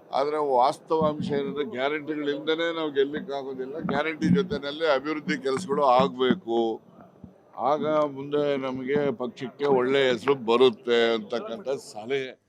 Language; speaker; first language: Kannada; native; Kannada